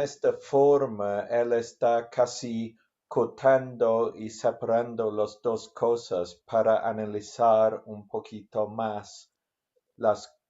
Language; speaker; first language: Spanish; non-native, learner; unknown